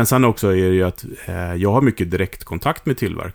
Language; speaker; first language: Swedish; native; Swedish